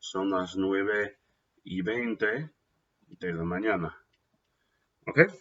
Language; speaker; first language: Spanish; non-native, fluent; English